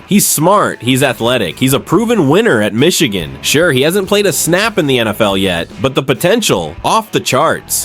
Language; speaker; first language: English; native; English